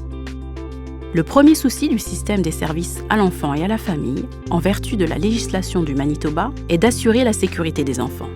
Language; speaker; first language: French; native; French